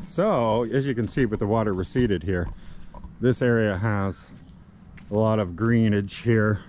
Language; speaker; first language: English; native; English